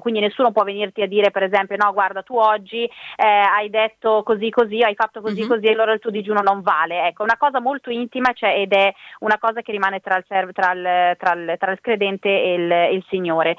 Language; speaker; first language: Italian; native; Italian